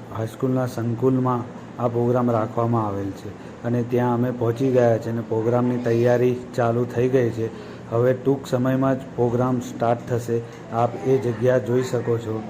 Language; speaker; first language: Gujarati; native; Gujarati